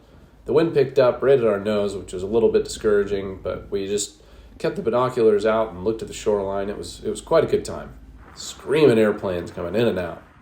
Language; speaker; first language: English; native; English